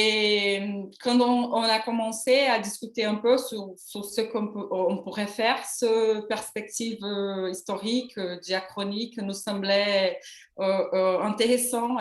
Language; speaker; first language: French; non-native, learner; Portuguese